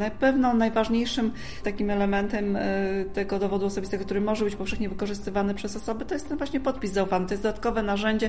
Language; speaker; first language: Polish; native; Polish